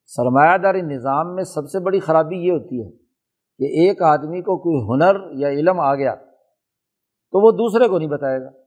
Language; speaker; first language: Urdu; non-native, local second language; Punjabi